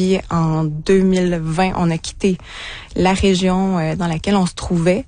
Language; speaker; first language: French; native; French